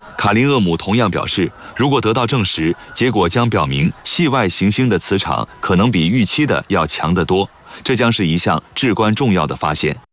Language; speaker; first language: Chinese; native; Chinese